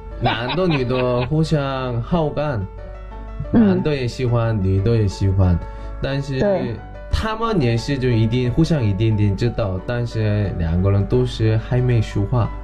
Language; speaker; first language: Chinese; non-native, learner; Korean